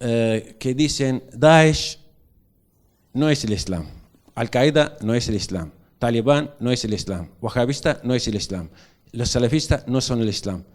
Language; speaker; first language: Spanish; non-native, learner; Arabic